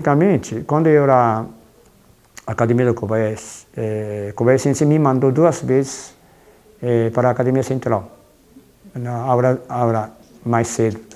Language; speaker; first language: Portuguese; non-native, fluent; Japanese